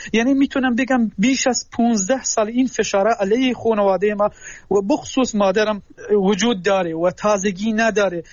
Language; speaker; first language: Persian; non-native, local second language; Kurdish